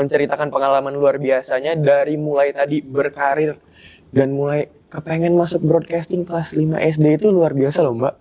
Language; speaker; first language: Indonesian; native; Indonesian